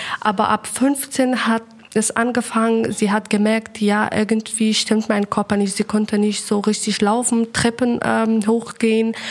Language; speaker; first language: German; non-native, learner; Persian